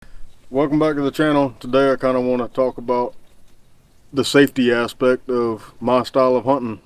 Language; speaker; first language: English; native; English